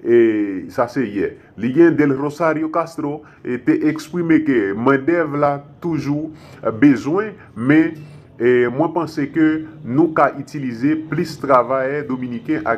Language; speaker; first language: Haitian Creole; native; Haitian Creole